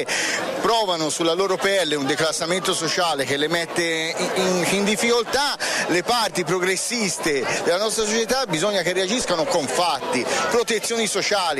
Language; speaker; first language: Italian; native; Italian